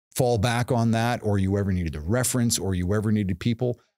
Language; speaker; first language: English; native; English